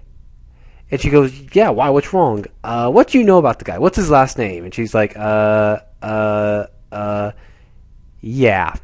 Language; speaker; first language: English; native; English